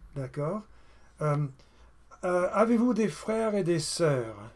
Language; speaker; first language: French; non-native, fluent; English